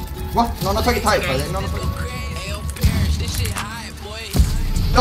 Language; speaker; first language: Swedish; native; Swedish